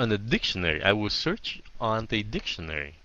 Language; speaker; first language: English; early bilingual, heritage; Vietnamese